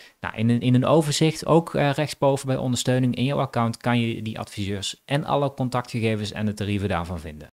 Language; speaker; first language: Dutch; native; Dutch